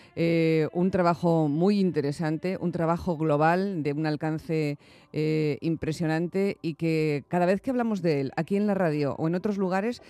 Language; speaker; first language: Spanish; native; Spanish